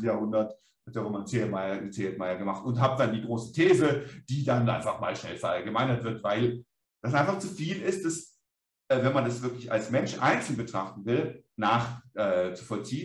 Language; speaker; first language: German; native; German